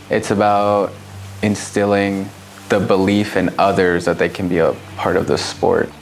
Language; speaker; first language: English; native; English